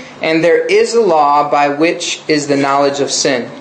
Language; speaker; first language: English; native; English